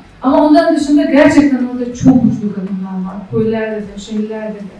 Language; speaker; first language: Turkish; non-native, fluent; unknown